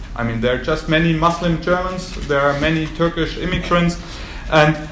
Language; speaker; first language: English; non-native, fluent; German